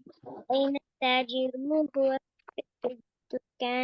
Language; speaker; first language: Arabic; non-native, learner; Urdu